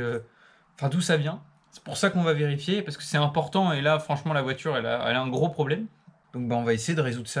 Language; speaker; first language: French; native; French